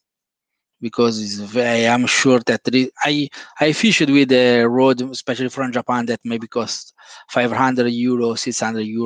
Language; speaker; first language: English; non-native, fluent; Italian